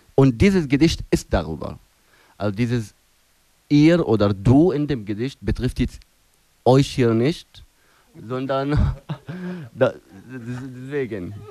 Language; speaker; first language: German; non-native, fluent; Arabic